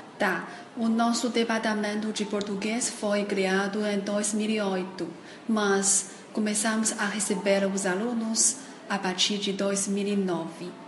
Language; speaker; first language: Portuguese; non-native, fluent; Chinese